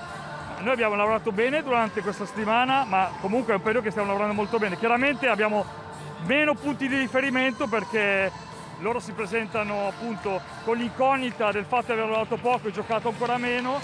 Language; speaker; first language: Italian; native; Italian